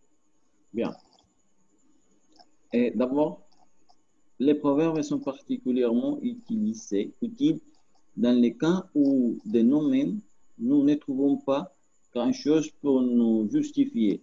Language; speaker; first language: French; non-native, learner; Spanish